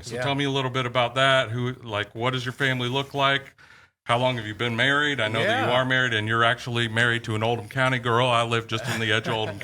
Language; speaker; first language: English; native; English